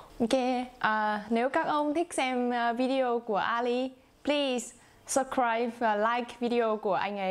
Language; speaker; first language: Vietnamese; non-native, learner; English